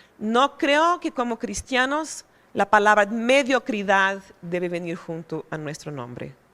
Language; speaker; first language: Spanish; non-native, fluent; Portuguese